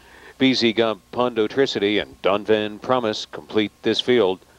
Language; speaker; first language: English; native; English